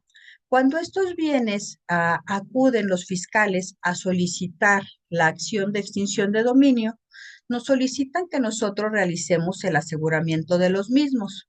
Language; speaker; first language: Spanish; native; Spanish